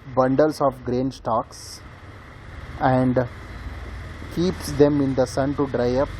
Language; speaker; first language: English; non-native, local second language; Kannada